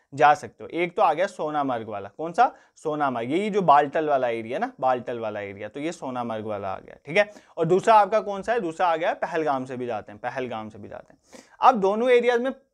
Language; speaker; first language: Hindi; non-native, local second language; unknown